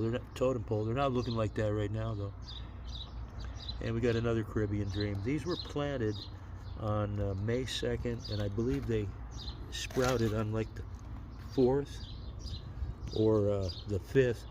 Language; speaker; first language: English; native; English